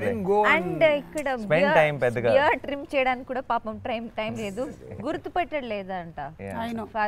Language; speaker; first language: Telugu; non-native, local second language; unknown